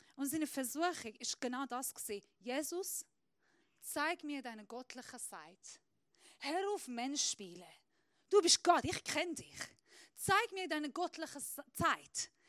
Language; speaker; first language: German; non-native, fluent; Persian